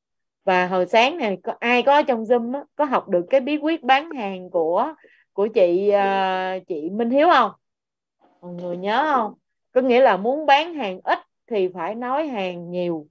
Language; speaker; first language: Vietnamese; native; Vietnamese